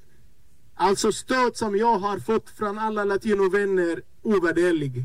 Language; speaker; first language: Swedish; non-native, fluent; Arabic